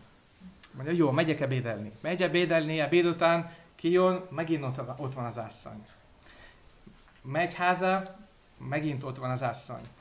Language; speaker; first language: Hungarian; non-native, learner; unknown